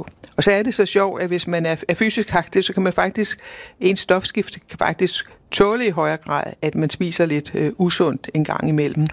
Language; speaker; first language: Danish; native; Danish